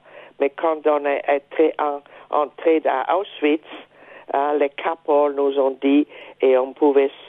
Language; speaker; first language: French; non-native, fluent; German